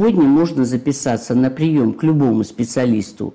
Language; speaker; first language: Russian; native; Russian